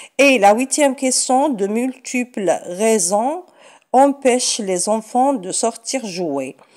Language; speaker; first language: French; non-native, local second language; Arabic